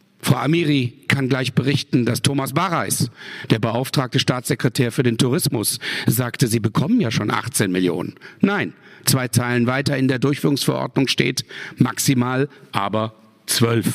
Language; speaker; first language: German; native; German